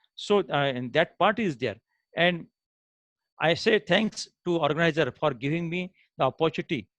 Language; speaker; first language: English; non-native, local second language; Marathi